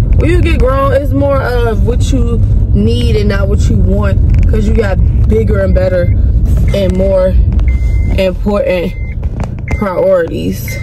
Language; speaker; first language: English; native; English